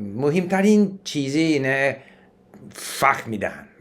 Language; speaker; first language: Persian; non-native, learner; English